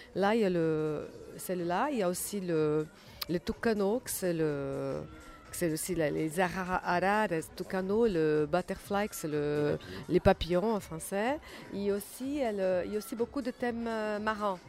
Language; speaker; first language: French; non-native, learner; Portuguese